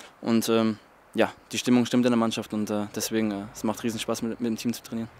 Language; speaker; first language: German; native; German